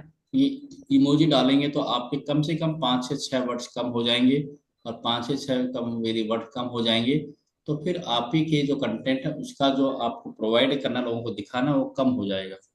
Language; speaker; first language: Hindi; native; Hindi